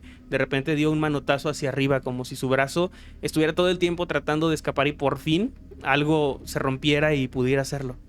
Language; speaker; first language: Spanish; native; Spanish